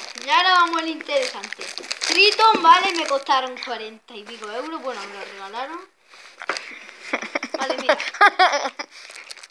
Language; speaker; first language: Spanish; native; Spanish